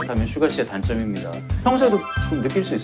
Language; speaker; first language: Korean; native; Korean